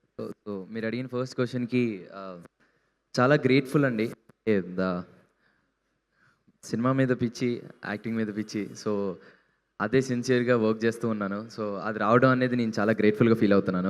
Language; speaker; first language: Telugu; native; Telugu